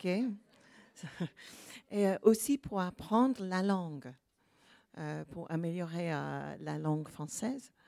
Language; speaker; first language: French; non-native, learner; English